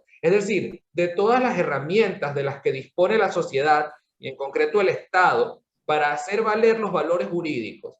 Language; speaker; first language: Spanish; native; Spanish